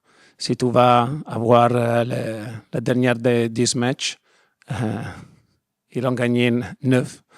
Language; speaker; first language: French; non-native, learner; Italian